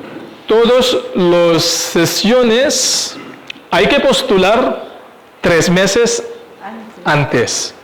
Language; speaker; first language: Spanish; non-native, fluent; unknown